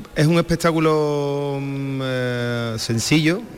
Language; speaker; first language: Spanish; native; Spanish